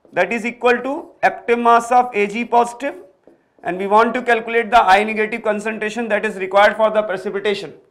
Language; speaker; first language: Hindi; native; Hindi